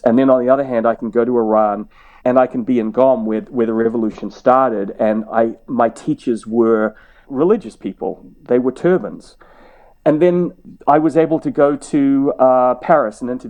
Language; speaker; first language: English; native; English